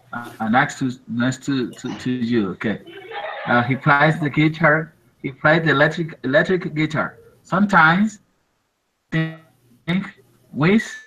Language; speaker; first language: English; non-native, learner; Spanish